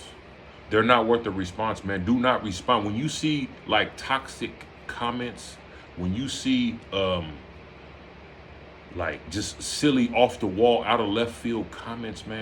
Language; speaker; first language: English; native; English